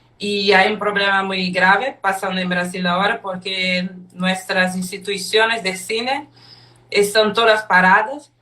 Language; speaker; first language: Spanish; non-native, fluent; Portuguese